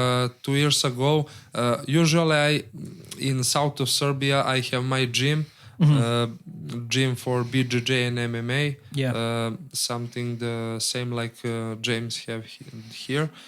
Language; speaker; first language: English; non-native, learner; Serbian